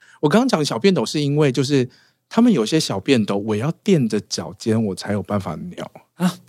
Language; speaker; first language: Chinese; native; Chinese